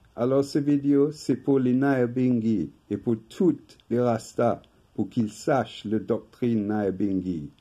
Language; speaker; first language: French; non-native, fluent; English